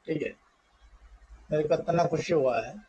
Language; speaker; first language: Hindi; non-native, learner; Bangla